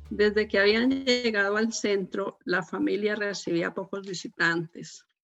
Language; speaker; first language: Spanish; native; Spanish